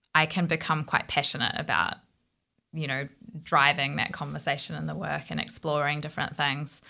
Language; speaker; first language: English; native; English